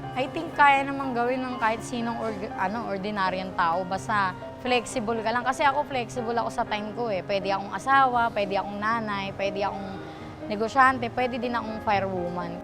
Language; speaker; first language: Filipino; native; Filipino